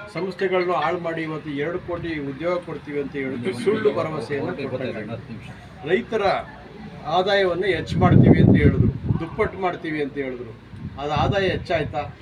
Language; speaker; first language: Kannada; native; Kannada